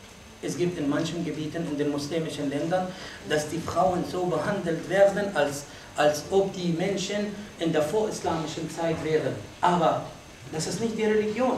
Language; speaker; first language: German; non-native, fluent; Arabic